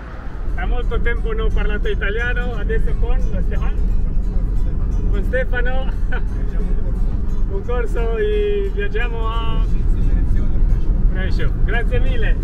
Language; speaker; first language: Italian; non-native, learner; Romanian